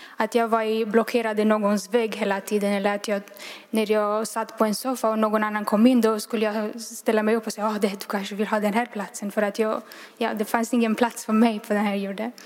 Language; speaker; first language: Swedish; non-native, fluent; Romanian